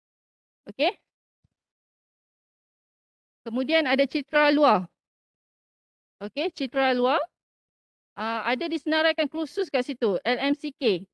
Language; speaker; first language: Malay; native; Malay